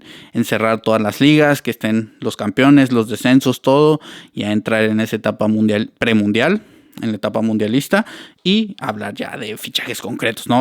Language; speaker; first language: Spanish; native; Spanish